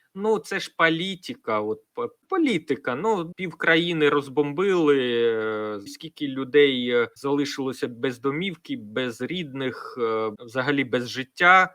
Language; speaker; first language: Ukrainian; non-native, local second language; Russian